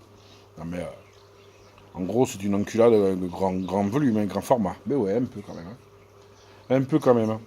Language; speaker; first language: French; native; French